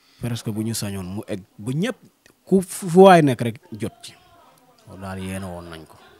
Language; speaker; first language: Wolof; non-native, local second language; Serer